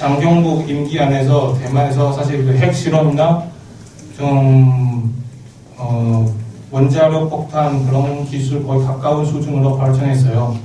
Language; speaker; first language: Korean; non-native, learner; Chinese